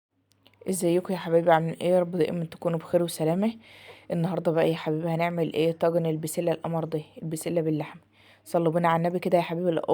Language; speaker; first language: Arabic; native; Arabic